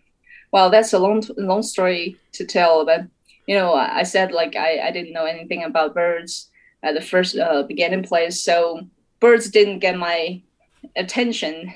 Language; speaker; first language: English; non-native, fluent; Chinese